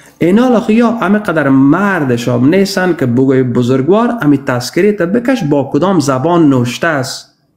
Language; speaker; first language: Persian; native; Persian